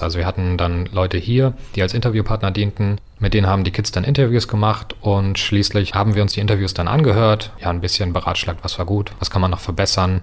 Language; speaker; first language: German; native; German